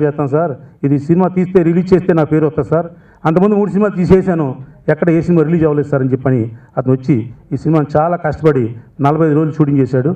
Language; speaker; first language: Telugu; native; Telugu